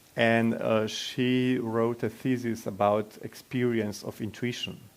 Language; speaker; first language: English; non-native, fluent; Slovenian